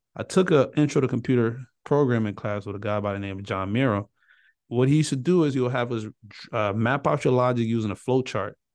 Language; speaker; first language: English; early bilingual, other home language; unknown